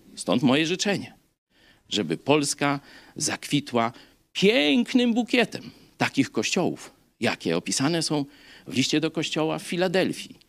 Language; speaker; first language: Polish; native; Polish